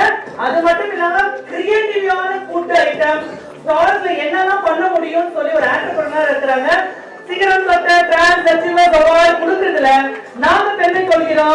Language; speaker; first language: Tamil; native; Tamil